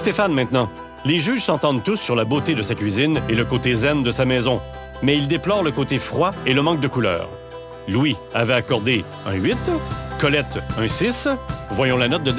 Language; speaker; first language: French; native; French